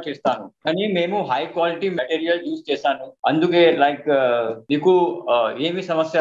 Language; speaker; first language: Telugu; non-native, local second language; Hindi